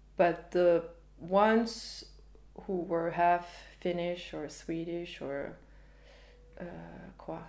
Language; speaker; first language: English; early bilingual, other home language; Danish